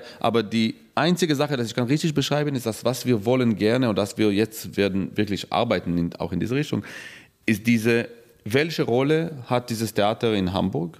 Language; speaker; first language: German; non-native, fluent; Hebrew